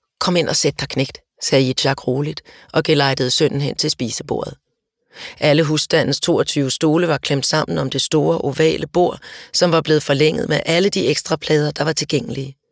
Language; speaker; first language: Danish; native; Danish